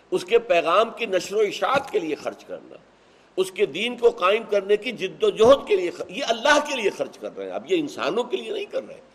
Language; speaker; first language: Urdu; native; Urdu